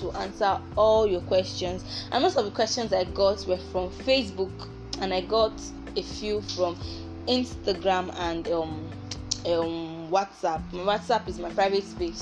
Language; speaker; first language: English; non-native, local second language; Igbo